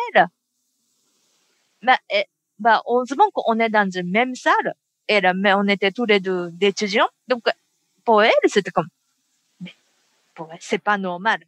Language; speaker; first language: French; non-native, fluent; Japanese